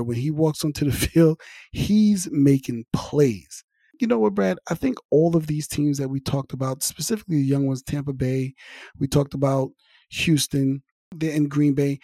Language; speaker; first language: English; native; English